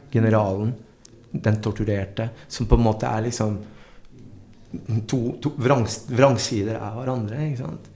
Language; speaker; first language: Norwegian; early bilingual, other home language; Spanish